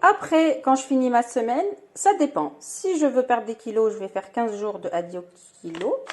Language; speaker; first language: French; non-native, local second language; Arabic